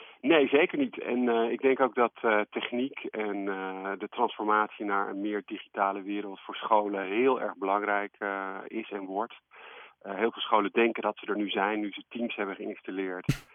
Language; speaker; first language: Dutch; native; Dutch